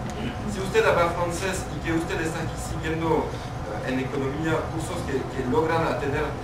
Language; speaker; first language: Spanish; non-native, fluent; French